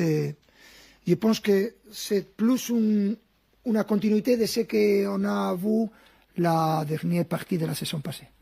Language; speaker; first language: French; non-native, fluent; Spanish